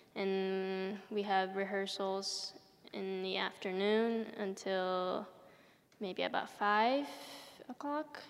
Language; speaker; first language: English; early bilingual, other home language; Japanese